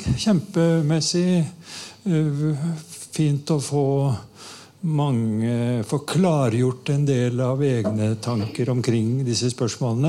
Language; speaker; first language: Norwegian; native; Norwegian